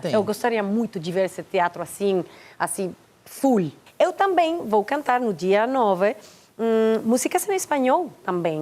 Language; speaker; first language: Portuguese; non-native, fluent; Spanish